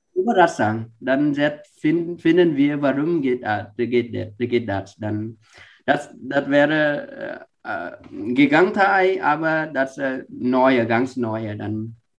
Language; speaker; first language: German; non-native, learner; Vietnamese